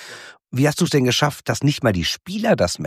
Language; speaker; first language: German; native; German